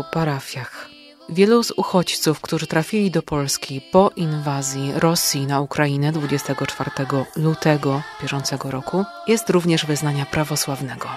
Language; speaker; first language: Polish; native; Polish